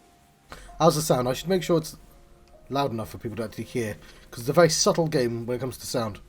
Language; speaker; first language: English; native; English